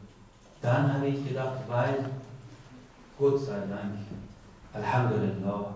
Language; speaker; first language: German; non-native, learner; Persian